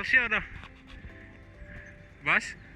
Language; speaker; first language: German; non-native, learner; Filipino